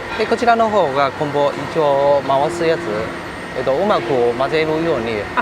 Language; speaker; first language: Japanese; non-native, fluent; Chinese